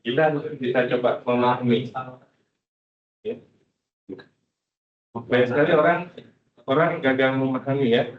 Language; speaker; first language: Indonesian; native; Indonesian